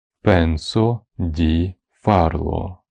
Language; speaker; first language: Italian; non-native, fluent; Ukrainian